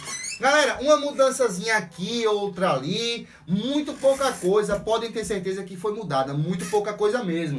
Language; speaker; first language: Portuguese; native; Portuguese